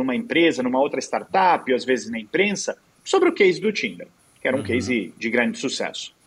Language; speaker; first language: Portuguese; non-native, fluent; Italian